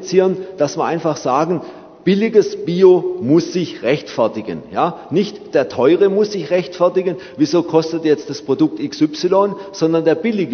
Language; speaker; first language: German; native; German